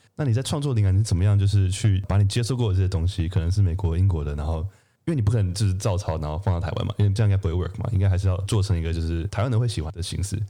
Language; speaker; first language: Chinese; native; Chinese